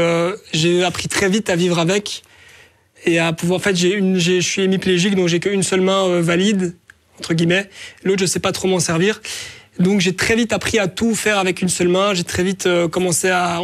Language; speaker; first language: French; native; French